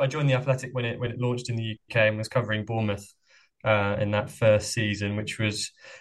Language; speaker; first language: English; native; English